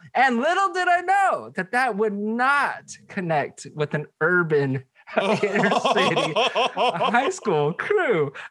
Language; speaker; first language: English; native; English